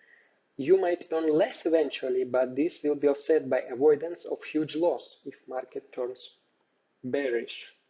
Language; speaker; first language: English; non-native, fluent; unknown